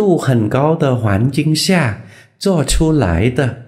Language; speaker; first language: Chinese; non-native, fluent; Vietnamese